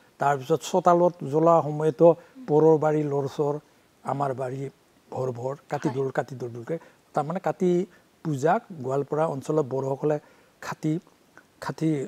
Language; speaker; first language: Assamese; non-native, local second language; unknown